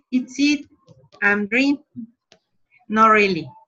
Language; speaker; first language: English; non-native, learner; Spanish